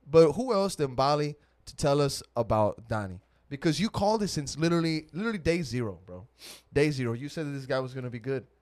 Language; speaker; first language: English; early bilingual, other home language; Spanish